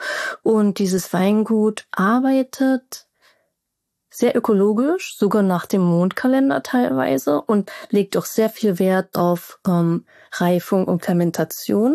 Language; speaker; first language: German; native; German